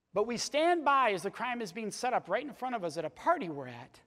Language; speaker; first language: English; native; English